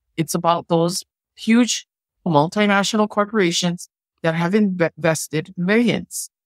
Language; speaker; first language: English; native; English